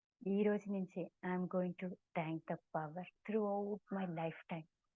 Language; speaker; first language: English; non-native, local second language; Telugu